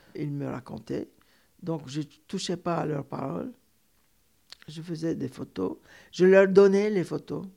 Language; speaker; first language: French; non-native, fluent; Turkish